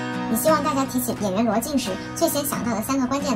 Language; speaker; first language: Chinese; native; Chinese